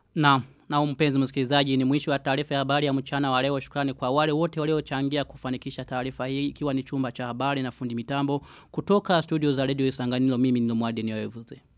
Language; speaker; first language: Swahili; non-native, local second language; Rundi